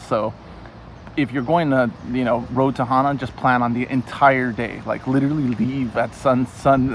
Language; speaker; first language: English; native; English